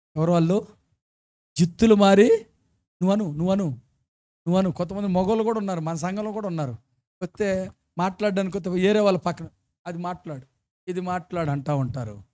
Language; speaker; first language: Telugu; early bilingual, other home language; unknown